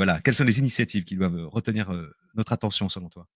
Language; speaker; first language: French; native; French